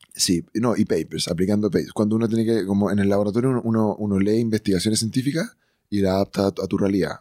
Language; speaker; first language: Spanish; native; Spanish